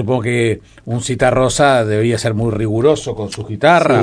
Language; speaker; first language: Spanish; native; Spanish